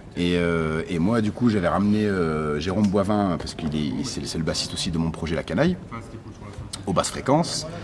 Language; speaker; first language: French; early bilingual, other home language; Arabic